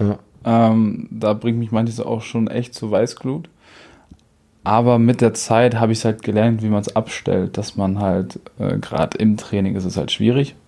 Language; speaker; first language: German; native; German